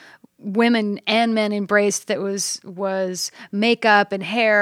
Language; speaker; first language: English; native; English